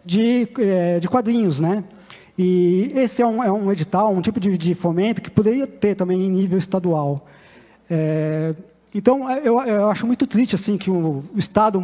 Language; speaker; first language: Portuguese; native; Portuguese